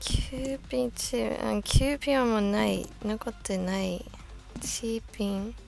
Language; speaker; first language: Japanese; non-native, fluent; English